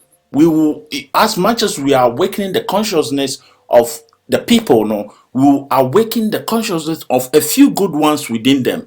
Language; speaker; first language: English; non-native, local second language; Akan